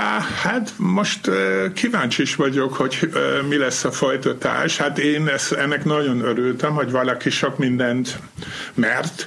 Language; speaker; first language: Hungarian; non-native, fluent; German